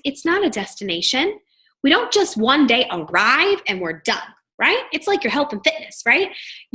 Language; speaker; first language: English; native; English